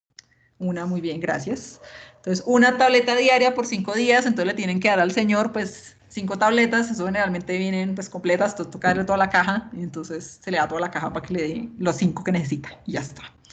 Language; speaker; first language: Spanish; native; Spanish